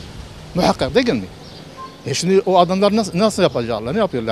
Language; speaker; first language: Turkish; non-native, local second language; Kurdish